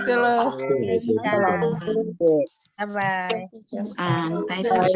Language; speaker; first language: Chinese; non-native, learner; Indonesian